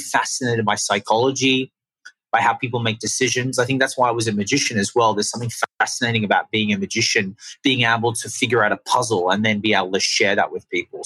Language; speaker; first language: English; native; English